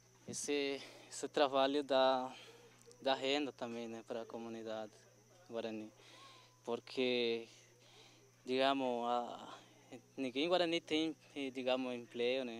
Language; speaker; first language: Portuguese; non-native, local second language; Guarani